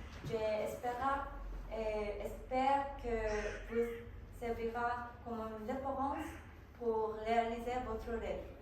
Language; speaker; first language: French; non-native, learner; Korean